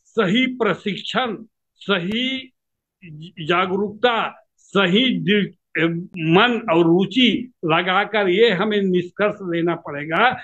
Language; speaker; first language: Hindi; native; Hindi